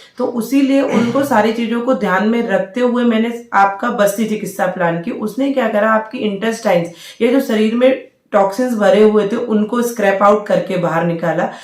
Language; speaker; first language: Hindi; native; Hindi